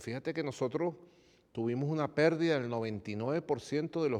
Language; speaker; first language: Spanish; native; Spanish